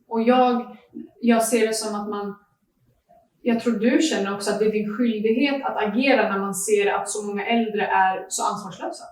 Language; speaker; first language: Swedish; native; Swedish